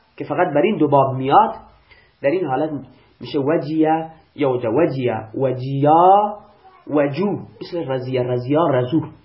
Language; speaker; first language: Persian; non-native, local second language; Baluchi